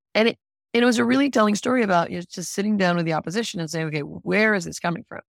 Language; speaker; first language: English; non-native, fluent; Spanish